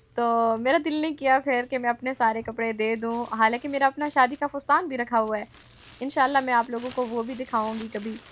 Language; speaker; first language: Urdu; native; Urdu